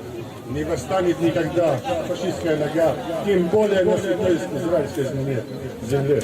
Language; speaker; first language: Russian; native; Russian